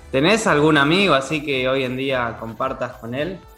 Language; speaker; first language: Spanish; native; Spanish